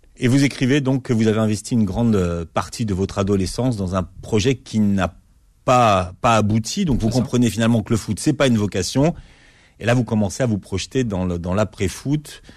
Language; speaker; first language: French; native; French